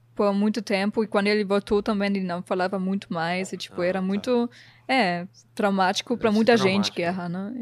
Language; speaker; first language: Portuguese; non-native, fluent; German